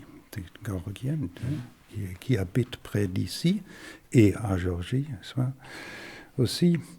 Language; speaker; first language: French; non-native, fluent; German